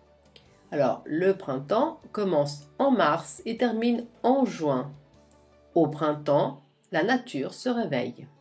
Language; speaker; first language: French; non-native, fluent; Italian